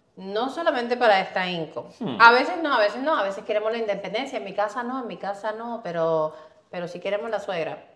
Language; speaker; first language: Spanish; early bilingual, heritage; Spanish